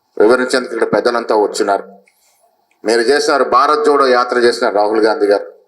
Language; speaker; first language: Telugu; native; Telugu